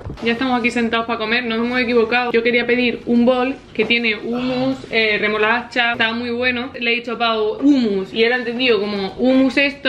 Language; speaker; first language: Spanish; native; Spanish